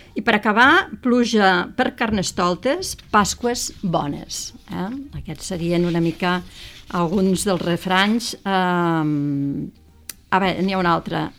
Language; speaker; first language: Catalan; native; Catalan